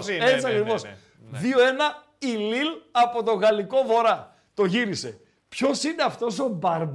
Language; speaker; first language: Greek; native; Greek